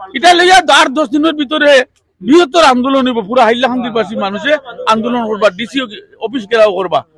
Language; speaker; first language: Bangla; native; Bangla